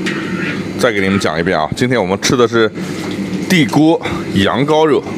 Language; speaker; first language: Chinese; native; Chinese